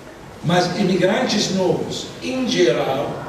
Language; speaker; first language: Portuguese; non-native, fluent; Arabic